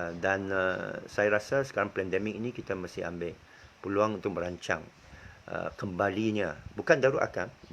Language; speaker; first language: Malay; native; Malay